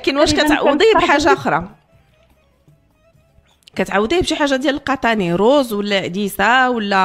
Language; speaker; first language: Arabic; native; Arabic